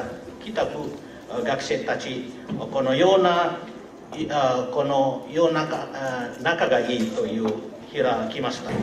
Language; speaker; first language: Japanese; non-native, learner; Indonesian